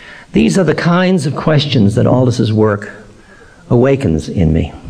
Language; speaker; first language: English; native; English